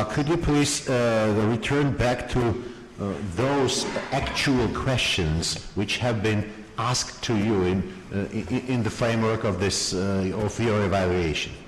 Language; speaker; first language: English; non-native, fluent; Georgian